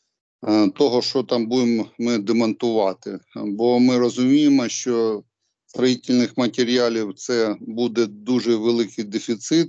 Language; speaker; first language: Ukrainian; non-native, local second language; Russian